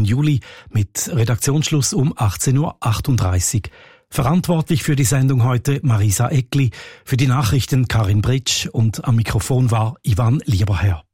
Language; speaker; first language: German; native; German